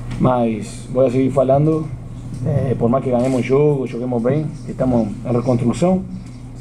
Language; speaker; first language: Portuguese; non-native, fluent; Spanish